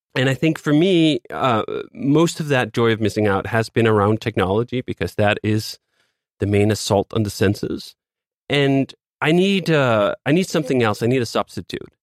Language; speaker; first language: English; non-native, fluent; Danish